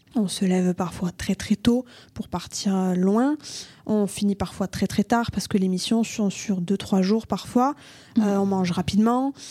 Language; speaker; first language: French; native; French